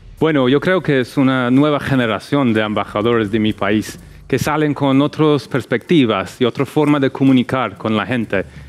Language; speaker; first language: Spanish; non-native, fluent; English